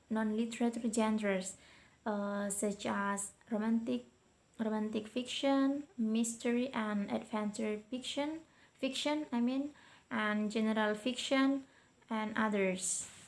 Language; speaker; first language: English; non-native, learner; Indonesian